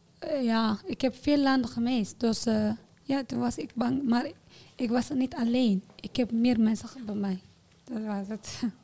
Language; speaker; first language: Dutch; non-native, learner; Tigrinya